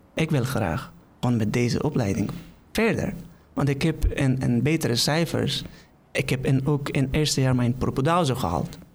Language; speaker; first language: Dutch; non-native, fluent; Persian